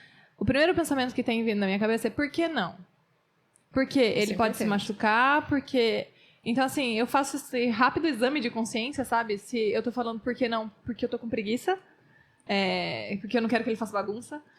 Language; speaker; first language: Portuguese; native; Portuguese